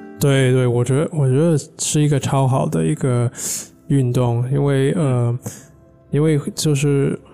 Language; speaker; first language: Chinese; non-native, fluent; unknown